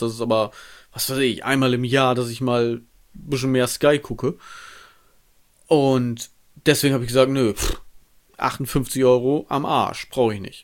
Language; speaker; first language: German; native; German